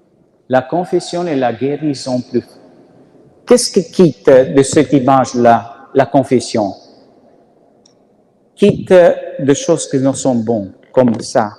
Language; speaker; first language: French; non-native, learner; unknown